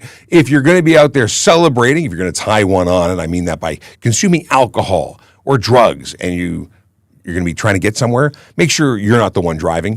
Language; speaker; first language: English; native; English